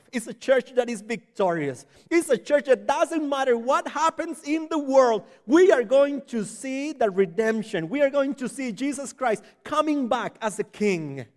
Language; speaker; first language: English; non-native, fluent; Spanish